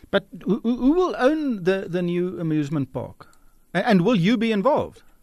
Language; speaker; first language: English; non-native, local second language; Afrikaans